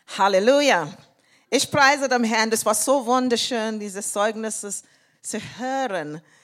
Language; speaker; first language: German; non-native, fluent; English